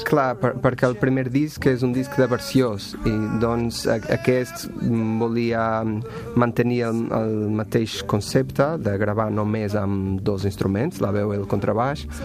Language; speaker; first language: Catalan; non-native, learner; Portuguese